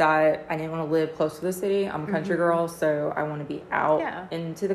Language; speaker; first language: English; native; English